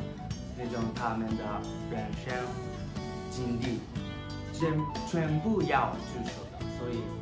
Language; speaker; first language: Chinese; non-native, learner; Japanese